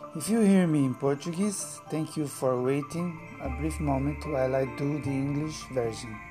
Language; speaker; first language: English; non-native, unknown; Portuguese